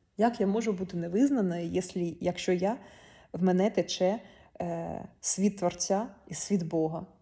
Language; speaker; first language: Ukrainian; non-native, local second language; Russian